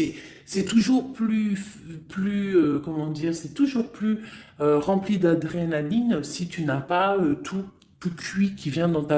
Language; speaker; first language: French; native; French